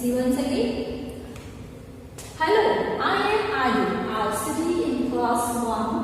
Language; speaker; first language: English; non-native, local second language; Hindi